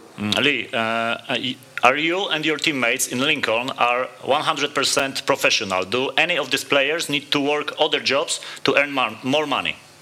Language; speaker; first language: English; non-native, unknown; Polish